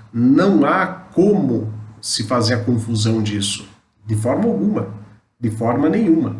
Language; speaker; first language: Portuguese; native; Portuguese